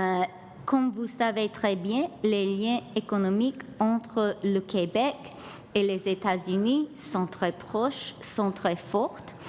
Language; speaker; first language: French; non-native, local second language; English